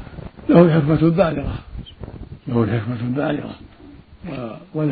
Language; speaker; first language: Arabic; native; Arabic